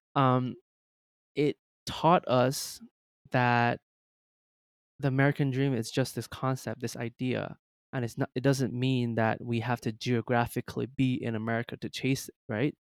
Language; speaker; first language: English; early bilingual, other home language; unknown